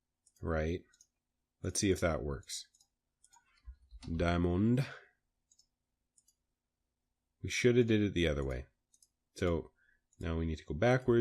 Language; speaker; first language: English; native; English